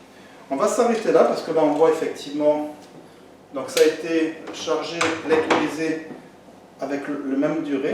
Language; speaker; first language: French; native; French